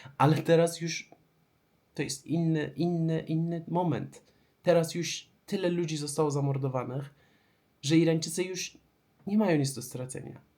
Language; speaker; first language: Polish; non-native, fluent; Persian